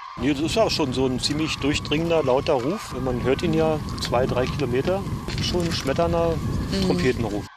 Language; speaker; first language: German; native; German